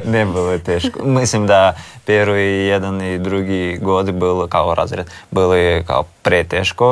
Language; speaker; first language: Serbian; non-native, learner; Russian